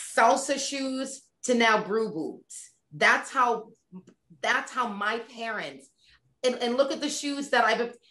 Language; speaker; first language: English; native; English